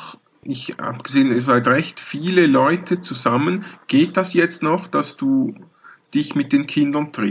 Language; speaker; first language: German; native; German